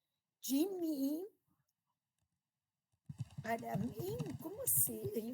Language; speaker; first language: Portuguese; non-native, fluent; Spanish